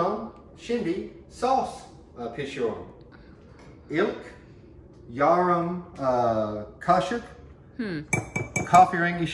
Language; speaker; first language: Turkish; non-native, learner; English